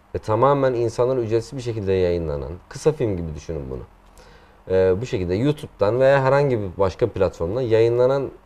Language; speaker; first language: Turkish; native; Turkish